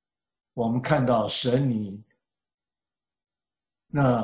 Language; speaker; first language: Chinese; native; Chinese